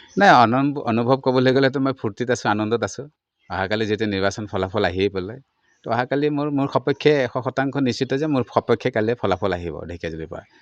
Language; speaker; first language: Assamese; non-native, local second language; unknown